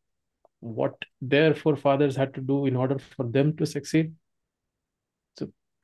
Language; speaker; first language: English; non-native, local second language; Kannada